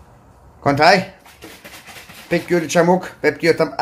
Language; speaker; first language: Thai; non-native, learner; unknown